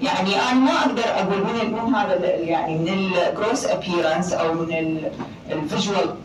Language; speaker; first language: Arabic; native; Arabic